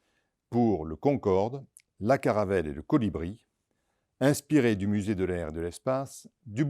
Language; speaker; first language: French; native; French